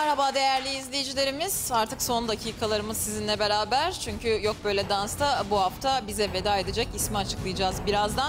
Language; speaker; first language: Turkish; native; Turkish